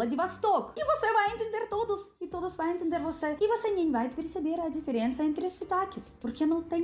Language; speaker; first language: Portuguese; non-native, fluent; Russian